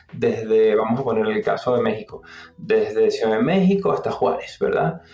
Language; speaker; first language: Spanish; native; Spanish